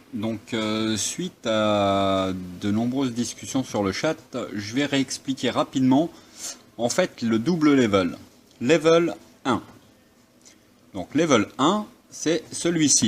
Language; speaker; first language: French; native; French